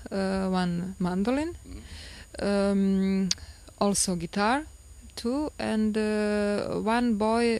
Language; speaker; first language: English; non-native, learner; Croatian